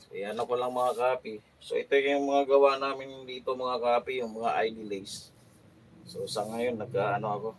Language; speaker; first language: Filipino; non-native, local second language; Cebuano